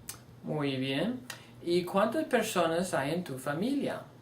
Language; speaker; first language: Spanish; non-native, fluent; English